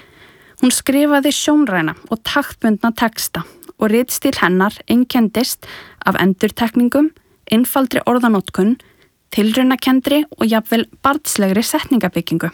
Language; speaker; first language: Icelandic; native; Icelandic